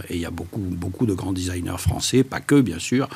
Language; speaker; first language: French; native; French